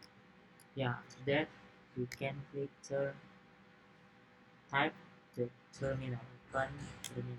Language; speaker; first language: English; non-native, learner; Indonesian